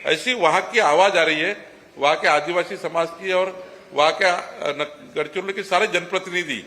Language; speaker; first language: Hindi; non-native, local second language; Marathi